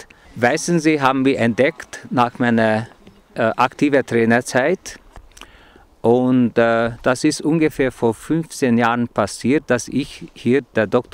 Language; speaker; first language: German; non-native, fluent; Hungarian